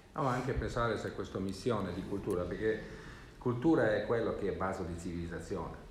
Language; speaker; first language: Italian; non-native, learner; Swedish